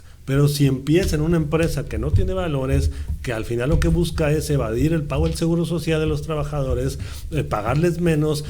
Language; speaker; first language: Spanish; native; Spanish